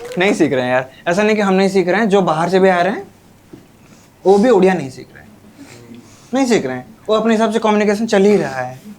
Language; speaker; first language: Hindi; non-native, local second language; Odia